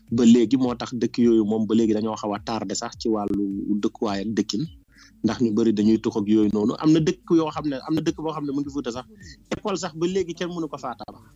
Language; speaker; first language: Wolof; non-native, local second language; Fula